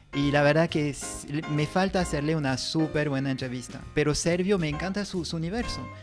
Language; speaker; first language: Spanish; non-native, fluent; French